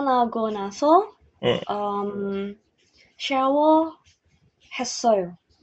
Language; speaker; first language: Korean; non-native, learner; English